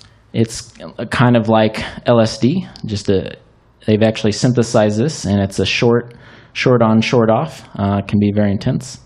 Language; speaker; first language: English; native; English